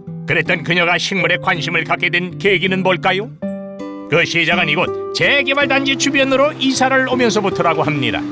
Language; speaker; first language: Korean; native; Korean